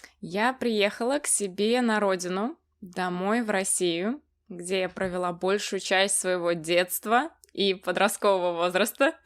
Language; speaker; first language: Russian; native; Russian